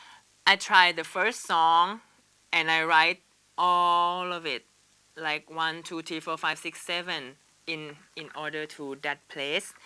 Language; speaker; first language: English; non-native, learner; Thai